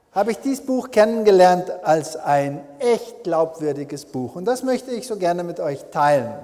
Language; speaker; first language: German; early bilingual, heritage; German